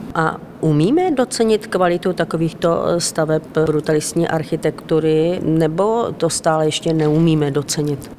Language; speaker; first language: Czech; native; Czech